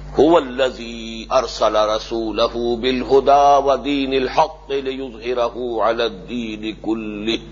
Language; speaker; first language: Urdu; native; Urdu